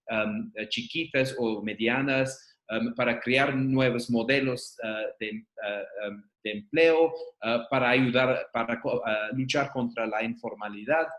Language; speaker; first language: Spanish; non-native, fluent; English